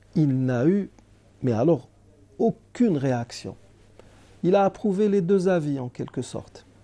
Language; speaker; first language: French; non-native, local second language; Arabic